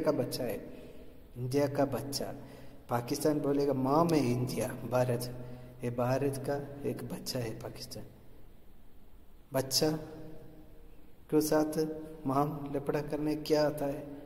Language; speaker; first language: Hindi; non-native, local second language; Malayalam